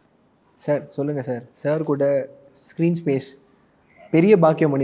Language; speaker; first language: Tamil; native; Tamil